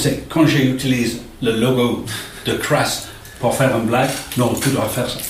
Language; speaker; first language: French; non-native, learner; English